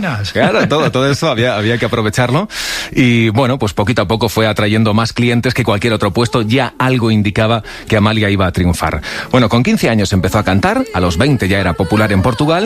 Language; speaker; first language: Spanish; native; Spanish